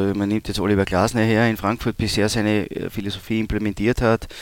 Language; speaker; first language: German; native; German